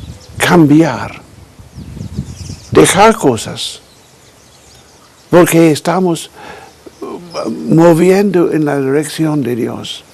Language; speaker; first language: Spanish; non-native, fluent; English